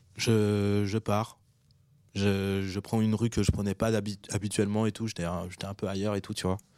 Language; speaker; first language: French; early bilingual, other home language; Arabic